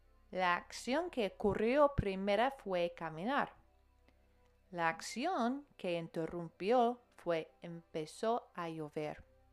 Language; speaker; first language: Spanish; non-native, fluent; English